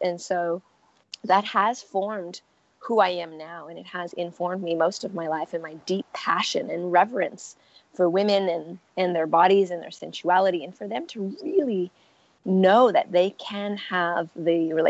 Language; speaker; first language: English; early bilingual, other home language; French